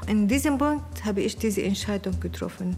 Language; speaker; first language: German; non-native, learner; Arabic